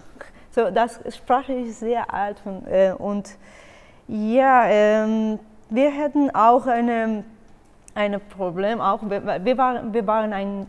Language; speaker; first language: German; non-native, learner; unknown